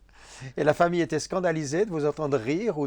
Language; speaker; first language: French; native; French